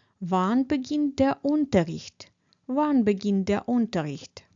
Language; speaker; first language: German; non-native, fluent; Ukrainian